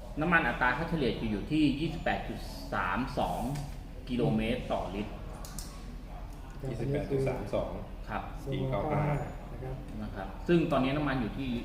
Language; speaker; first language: Thai; native; Thai